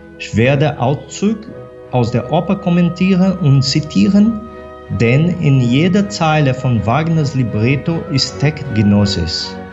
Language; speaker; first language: German; non-native, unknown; Portuguese